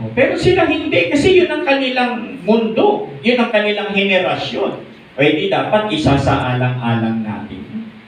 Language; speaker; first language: Filipino; non-native, local second language; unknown